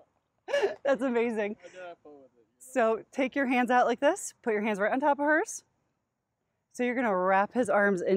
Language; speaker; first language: English; native; English